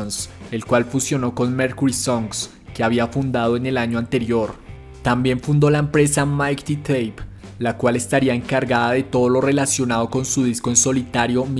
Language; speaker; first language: Spanish; native; Spanish